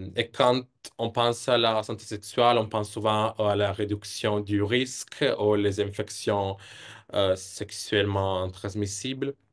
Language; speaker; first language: French; non-native, fluent; Italian